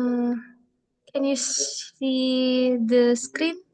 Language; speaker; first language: English; non-native, learner; Indonesian